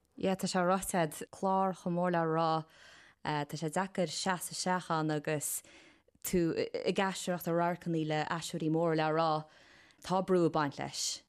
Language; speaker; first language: Irish; native; Irish